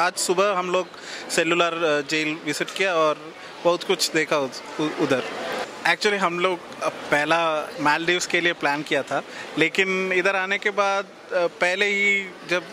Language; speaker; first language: Hindi; non-native, local second language; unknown